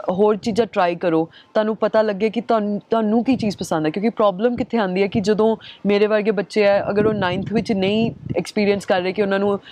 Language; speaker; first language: Punjabi; early bilingual, heritage; Punjabi